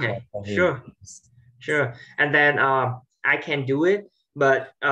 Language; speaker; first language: English; non-native, fluent; Vietnamese